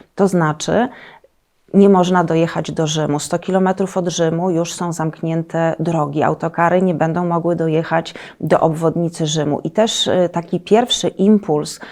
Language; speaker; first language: Polish; native; Polish